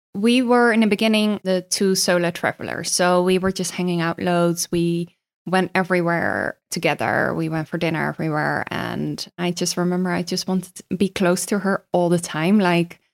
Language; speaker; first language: English; non-native, fluent; Dutch